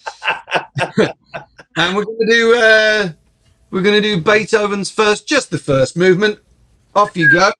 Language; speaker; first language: English; early bilingual, other home language; Czech